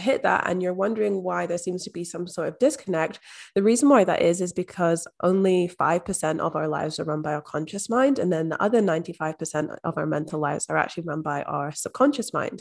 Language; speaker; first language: English; native; English